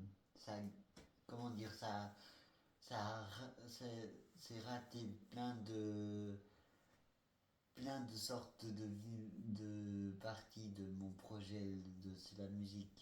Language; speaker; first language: French; non-native, fluent; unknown